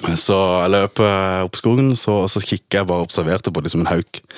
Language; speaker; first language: Norwegian; early bilingual, other home language; German